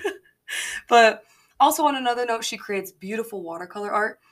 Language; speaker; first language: English; native; English